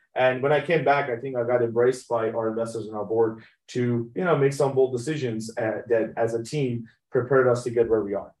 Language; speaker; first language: English; early bilingual, other home language; Persian